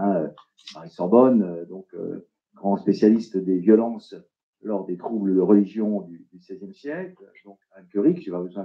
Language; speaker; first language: French; native; French